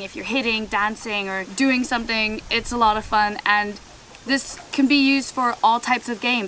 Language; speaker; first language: English; native; English